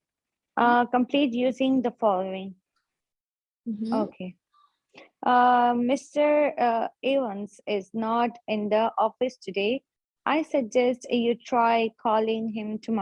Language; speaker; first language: English; non-native, learner; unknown